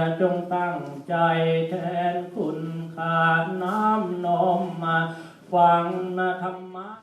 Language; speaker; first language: Thai; native; Thai